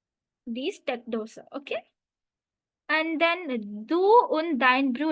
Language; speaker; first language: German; non-native, learner; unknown